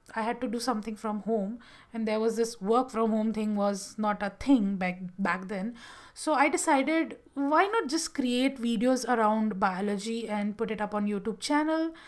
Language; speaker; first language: English; non-native, local second language; Gujarati